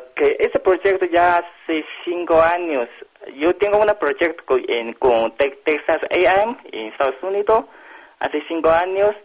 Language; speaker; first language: Spanish; non-native, learner; Chinese